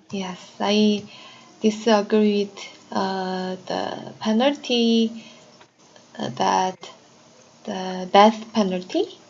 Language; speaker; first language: English; non-native, learner; Korean